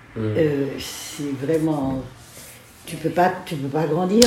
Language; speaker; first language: French; non-native, local second language; Guadeloupean Creole French